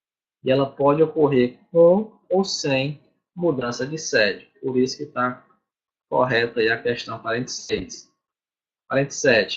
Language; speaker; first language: Portuguese; native; Portuguese